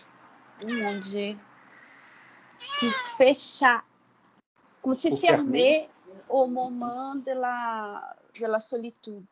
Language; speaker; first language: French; non-native, learner; Portuguese